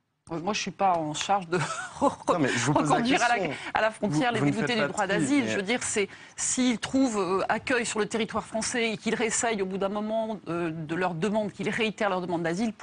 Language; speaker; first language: French; native; French